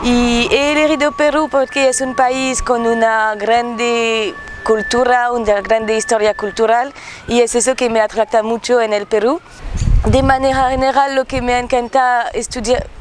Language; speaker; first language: Spanish; non-native, learner; French